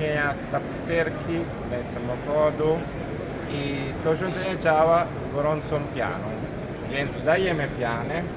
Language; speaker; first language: Polish; non-native, learner; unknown